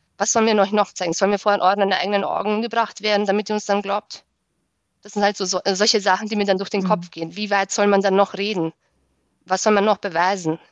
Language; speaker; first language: German; early bilingual, other home language; Bosnian